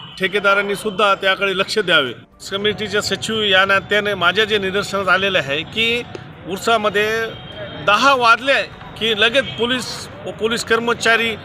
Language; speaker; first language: Marathi; native; Marathi